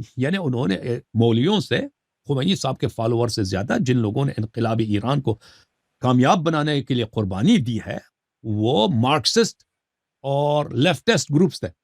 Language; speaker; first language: Urdu; early bilingual, heritage; Urdu